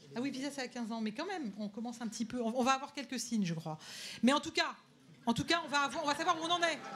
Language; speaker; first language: French; native; French